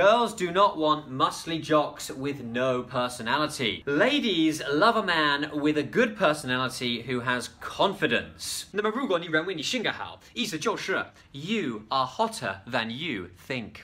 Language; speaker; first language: English; native; English